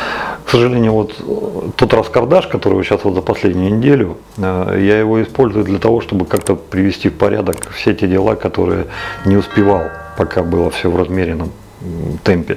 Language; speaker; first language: Russian; native; Russian